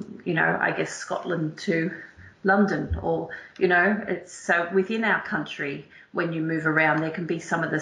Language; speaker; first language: English; native; English